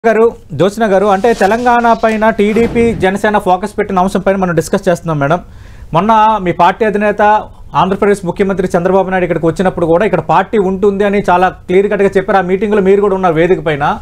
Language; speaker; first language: Telugu; native; Telugu